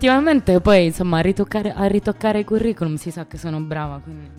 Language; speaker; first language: Italian; native; Italian